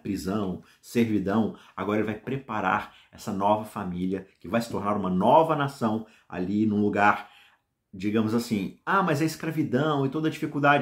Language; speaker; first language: Portuguese; native; Portuguese